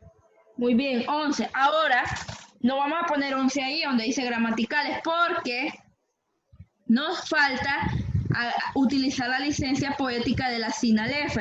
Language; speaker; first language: Spanish; native; Spanish